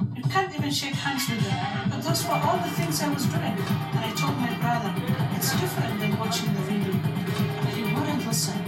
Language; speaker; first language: English; non-native, fluent; Somali